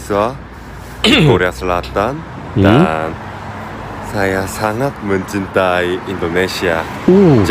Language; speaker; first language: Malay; non-native, learner; Korean